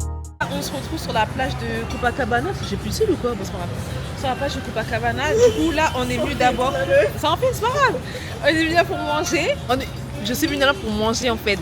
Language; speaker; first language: French; native; French